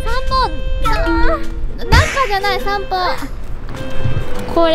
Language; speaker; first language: Japanese; non-native, fluent; Chinese